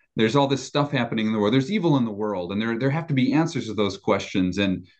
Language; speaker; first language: English; native; English